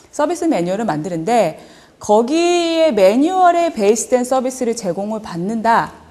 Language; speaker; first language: Korean; early bilingual, heritage; Korean